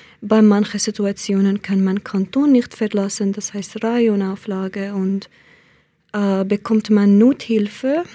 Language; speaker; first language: German; non-native, learner; Central Kurdish